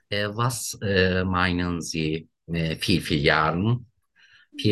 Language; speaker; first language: German; non-native, learner; Turkish